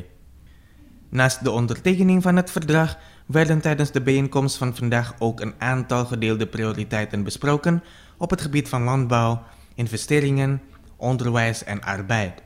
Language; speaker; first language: Dutch; non-native, fluent; Indonesian